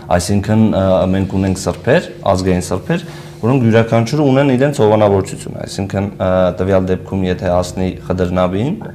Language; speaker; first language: Armenian; non-native, local second language; Kurdish